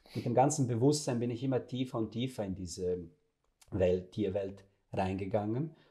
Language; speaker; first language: German; non-native, fluent; Serbian